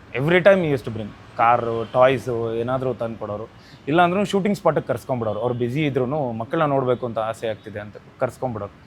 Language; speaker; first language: Kannada; native; Kannada